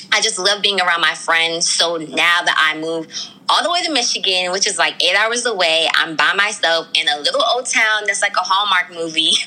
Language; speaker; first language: English; early bilingual, other home language; Krio